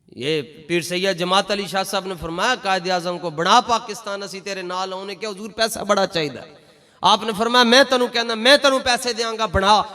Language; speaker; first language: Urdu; non-native, local second language; Punjabi